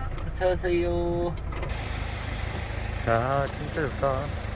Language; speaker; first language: Korean; native; Korean